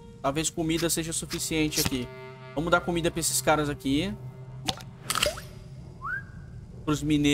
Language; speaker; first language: Portuguese; native; Portuguese